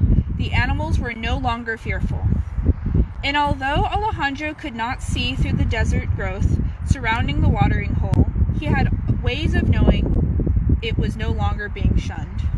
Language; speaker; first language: English; native; English